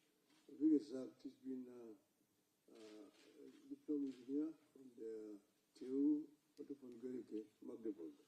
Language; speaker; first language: German; non-native, fluent; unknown